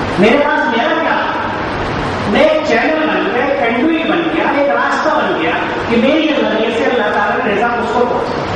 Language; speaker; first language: Urdu; native; Urdu